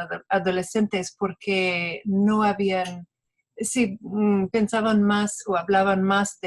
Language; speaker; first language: Spanish; non-native, fluent; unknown